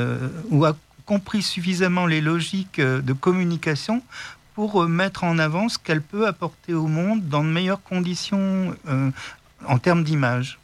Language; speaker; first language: French; native; French